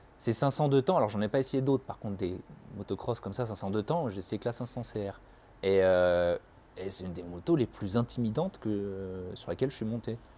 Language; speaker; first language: French; native; French